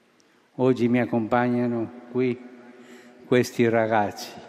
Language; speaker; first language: Italian; non-native, fluent; Spanish